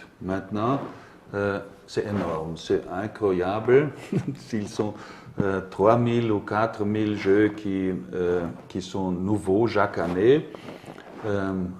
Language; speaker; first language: French; non-native, learner; German